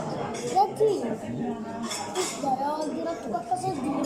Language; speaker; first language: Italian; early bilingual, other home language; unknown